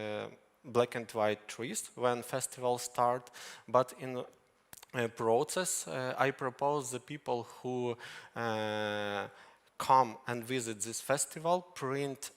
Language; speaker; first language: English; non-native, learner; Ukrainian